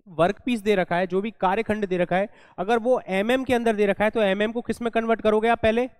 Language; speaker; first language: Hindi; native; Hindi